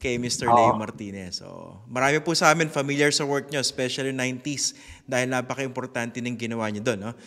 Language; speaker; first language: Filipino; native; Filipino